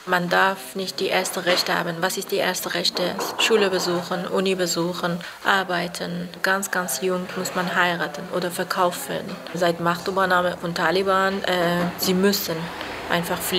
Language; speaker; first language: German; non-native, fluent; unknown